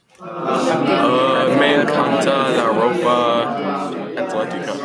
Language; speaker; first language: Spanish; non-native, learner; English